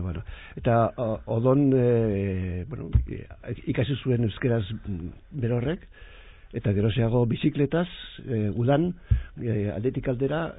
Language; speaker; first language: Basque; non-native, local second language; Spanish